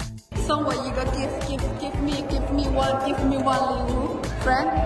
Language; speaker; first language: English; non-native, learner; Chinese